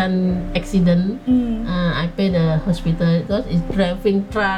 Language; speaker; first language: English; non-native, local second language; Indonesian